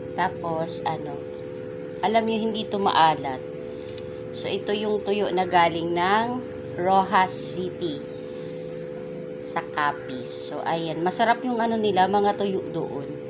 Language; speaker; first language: Filipino; non-native, local second language; Bikol